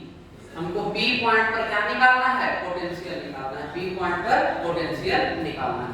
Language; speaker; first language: Hindi; native; Hindi